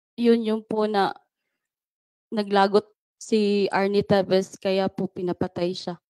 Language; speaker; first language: Filipino; non-native, local second language; Cebuano